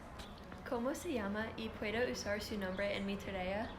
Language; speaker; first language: Spanish; non-native, learner; English